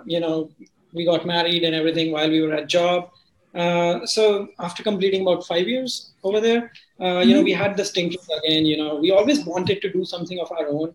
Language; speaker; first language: English; non-native, local second language; Hindi